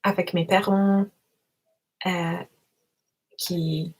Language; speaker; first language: French; non-native, learner; English